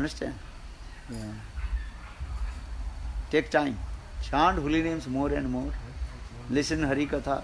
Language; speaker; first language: English; non-native, learner; Bangla